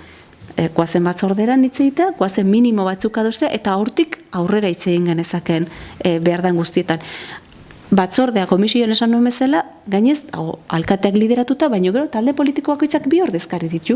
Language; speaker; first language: Basque; native; Basque